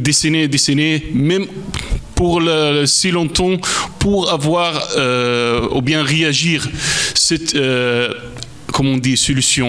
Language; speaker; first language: French; non-native, fluent; Arabic